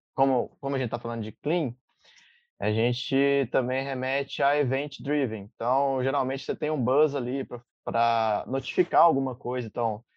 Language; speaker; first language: Portuguese; native; Portuguese